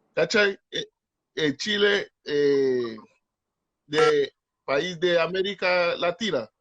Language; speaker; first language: Spanish; non-native, learner; Haitian Creole